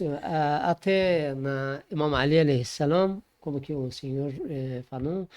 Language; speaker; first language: Portuguese; non-native, learner; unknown